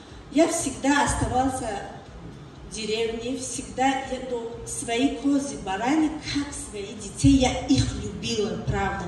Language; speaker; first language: Russian; non-native, learner; Tajik